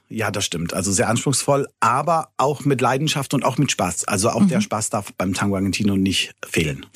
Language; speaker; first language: German; early bilingual, other home language; Italian